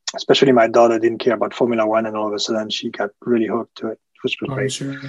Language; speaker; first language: English; early bilingual, other home language; French